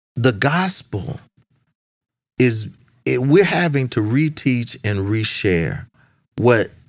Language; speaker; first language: English; native; English